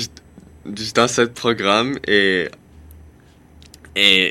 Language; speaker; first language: French; non-native, local second language; English